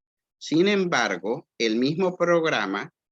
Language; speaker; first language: Spanish; native; Spanish